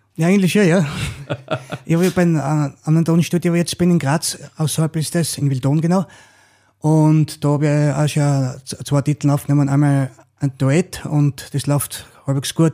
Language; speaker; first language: German; native; German